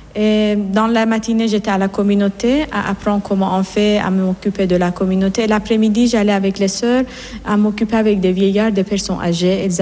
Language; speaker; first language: French; non-native, fluent; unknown